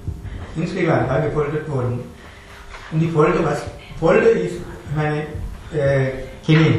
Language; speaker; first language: German; non-native, learner; Tamil